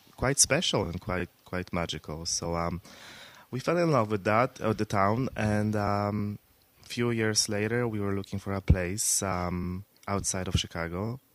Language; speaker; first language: English; non-native, fluent; Polish